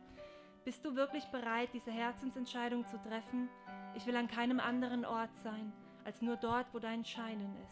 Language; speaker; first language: German; native; German